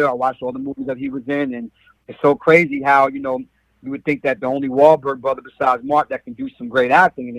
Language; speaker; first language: English; native; English